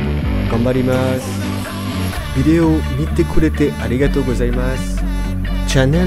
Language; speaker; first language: Japanese; non-native, learner; French